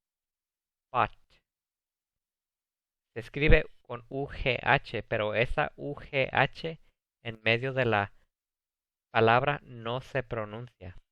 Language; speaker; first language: Spanish; early bilingual, heritage; Spanish